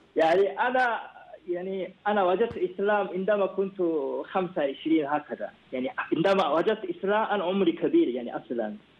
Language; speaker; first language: Arabic; non-native, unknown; Korean